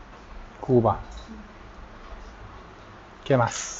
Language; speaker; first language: Spanish; non-native, fluent; Korean